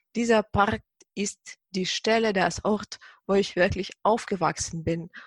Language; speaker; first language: German; non-native, fluent; Tatar